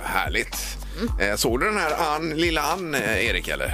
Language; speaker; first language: Swedish; native; Swedish